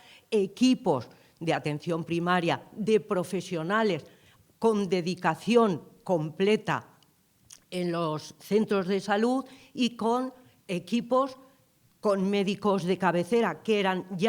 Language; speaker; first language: Spanish; native; Spanish